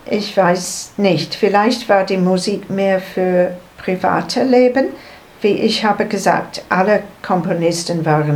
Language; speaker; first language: German; non-native, learner; English